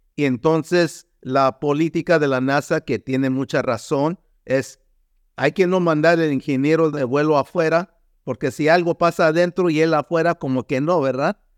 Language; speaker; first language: Spanish; early bilingual, heritage; Spanish